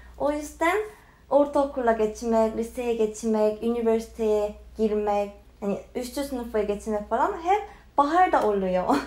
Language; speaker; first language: Turkish; non-native, fluent; Korean